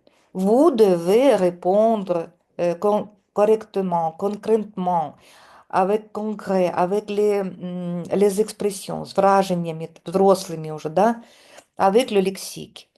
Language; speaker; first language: French; non-native, fluent; Russian